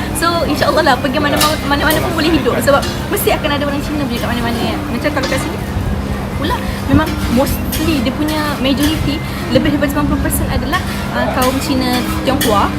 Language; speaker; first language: Malay; native; Malay